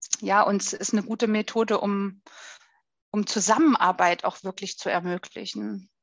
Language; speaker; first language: German; native; German